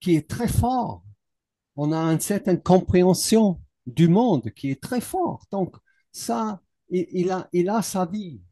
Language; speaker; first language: French; non-native, learner; English